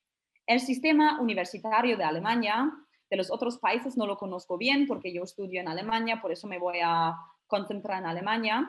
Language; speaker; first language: Spanish; non-native, fluent; German